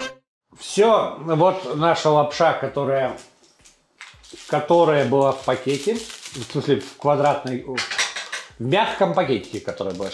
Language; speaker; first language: Russian; native; Russian